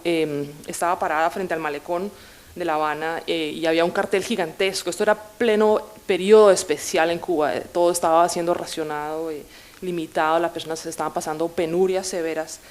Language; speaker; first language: Spanish; native; Spanish